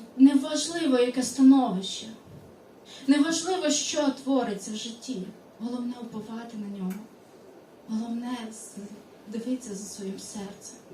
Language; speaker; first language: Ukrainian; non-native, local second language; Russian